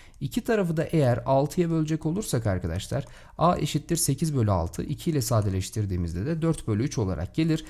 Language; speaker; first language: Turkish; native; Turkish